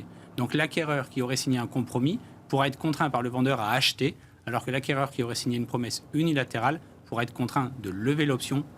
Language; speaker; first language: French; native; French